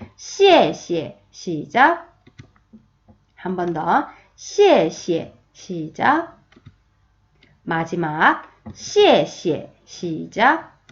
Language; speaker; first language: Korean; native; Korean